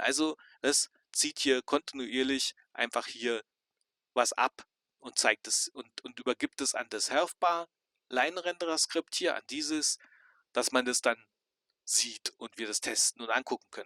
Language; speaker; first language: German; native; German